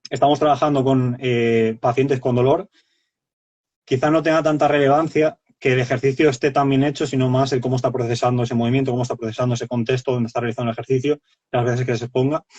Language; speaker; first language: Spanish; native; Spanish